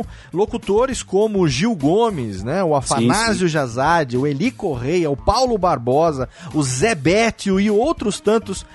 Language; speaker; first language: Portuguese; native; Portuguese